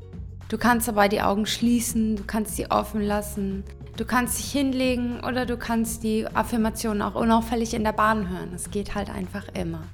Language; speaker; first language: German; native; German